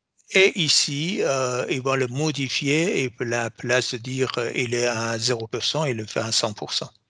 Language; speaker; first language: French; non-native, fluent; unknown